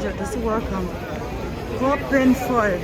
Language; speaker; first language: German; early bilingual, other home language; Turkish